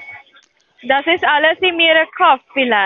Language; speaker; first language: German; non-native, learner; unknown